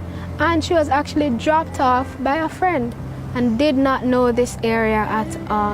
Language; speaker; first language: English; native; English